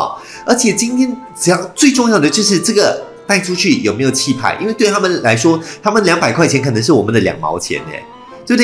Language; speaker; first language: Chinese; native; Chinese